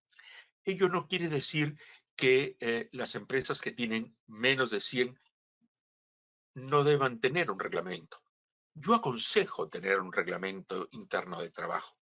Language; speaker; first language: Spanish; native; Spanish